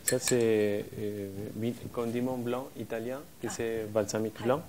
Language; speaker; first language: French; non-native, fluent; Spanish